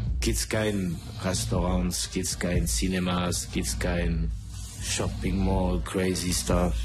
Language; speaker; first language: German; non-native, fluent; Estonian